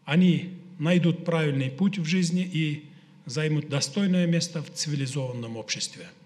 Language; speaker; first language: Russian; non-native, local second language; Kyrgyz